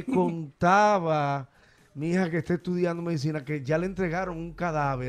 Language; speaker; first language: Spanish; native; Spanish